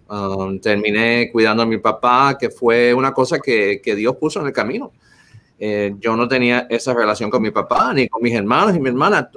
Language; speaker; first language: Spanish; early bilingual, heritage; Spanish